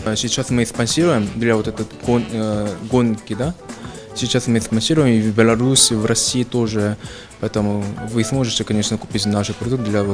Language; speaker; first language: Russian; non-native, fluent; Korean